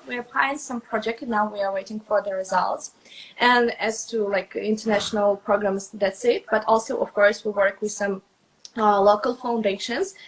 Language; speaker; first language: English; non-native, fluent; Russian